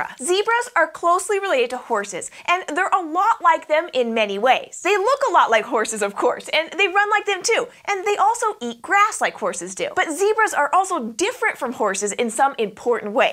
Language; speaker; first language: English; native; English